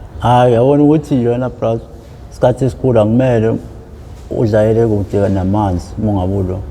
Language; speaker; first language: Zulu; native; Zulu